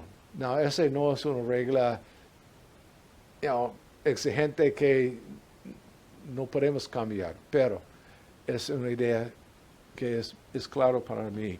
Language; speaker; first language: Spanish; non-native, fluent; English